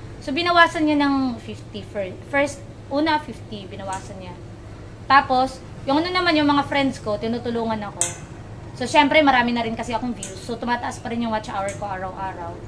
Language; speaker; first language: Filipino; non-native, local second language; Waray